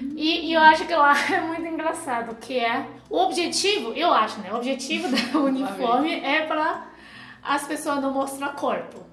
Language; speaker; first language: Portuguese; non-native, fluent; Chinese